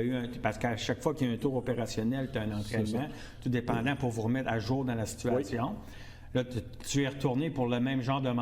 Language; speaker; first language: French; native; French